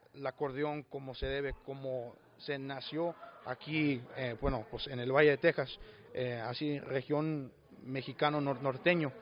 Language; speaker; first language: Spanish; early bilingual, heritage; Spanish